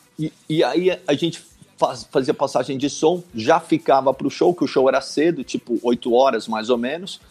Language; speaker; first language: Portuguese; native; Portuguese